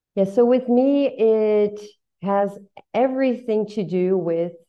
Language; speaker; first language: English; non-native, fluent; Dutch